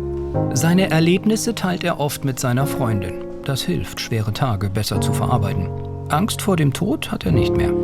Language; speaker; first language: German; native; German